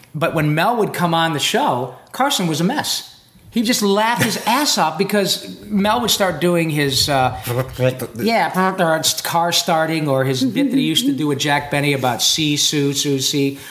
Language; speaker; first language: English; native; English